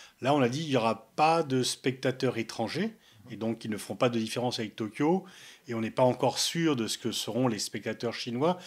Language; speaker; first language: French; native; French